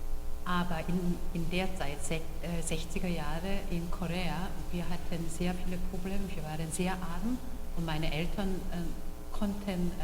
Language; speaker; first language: German; non-native, fluent; Korean